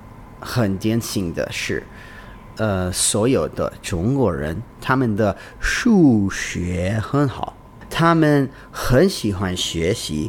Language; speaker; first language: Chinese; non-native, learner; English